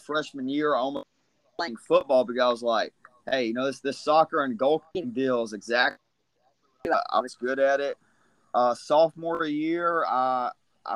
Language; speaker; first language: English; native; English